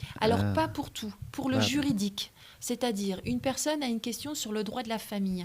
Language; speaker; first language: French; native; French